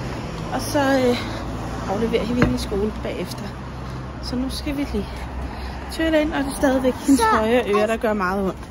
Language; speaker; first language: Danish; native; Danish